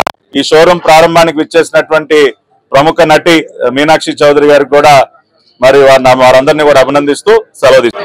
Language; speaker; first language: Telugu; native; Telugu